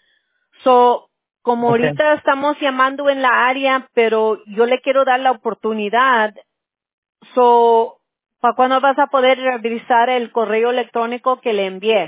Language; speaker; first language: Spanish; early bilingual, heritage; Spanish